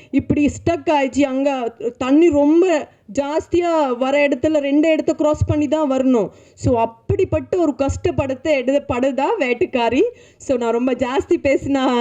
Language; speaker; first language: Tamil; non-native, learner; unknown